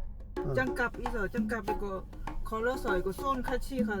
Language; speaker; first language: Korean; non-native, learner; Lao